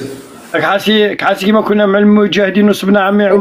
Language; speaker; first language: Arabic; native; Arabic